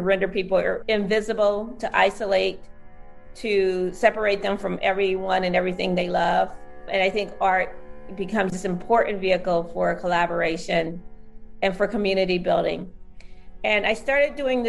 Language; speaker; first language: English; native; English